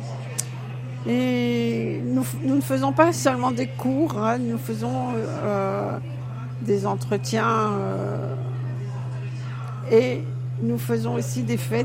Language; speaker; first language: French; native; French